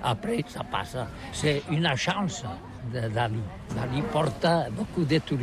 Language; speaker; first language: French; non-native, learner; Catalan